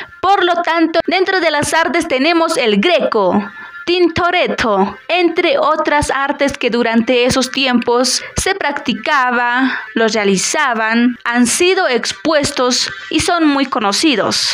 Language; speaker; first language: Spanish; native; Spanish